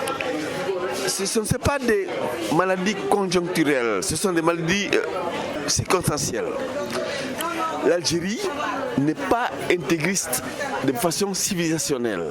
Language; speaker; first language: French; non-native, local second language; Fula